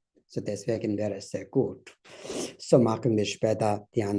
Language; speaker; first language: German; non-native, fluent; Tibetan